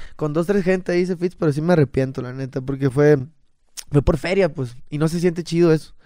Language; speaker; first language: Spanish; native; Spanish